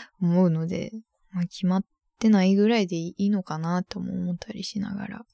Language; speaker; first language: Japanese; native; Japanese